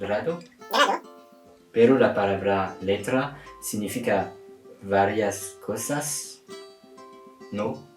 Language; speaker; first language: Spanish; non-native, learner; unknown